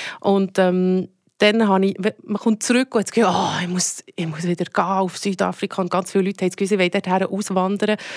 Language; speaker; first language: German; native; German